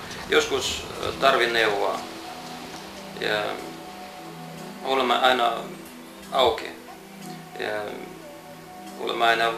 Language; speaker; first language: Finnish; non-native, fluent; Russian